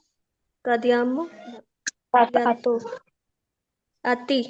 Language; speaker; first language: Italian; non-native, learner; Urdu